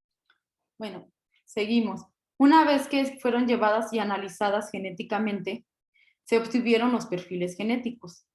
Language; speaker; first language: Spanish; native; Spanish